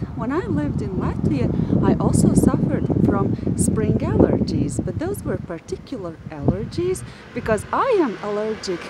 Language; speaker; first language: English; non-native, fluent; Latvian